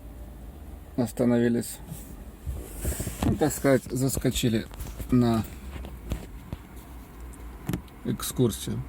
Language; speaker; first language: Russian; native; Russian